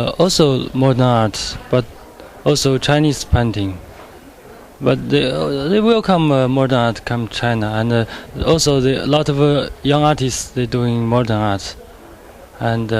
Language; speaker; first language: English; non-native, learner; Chinese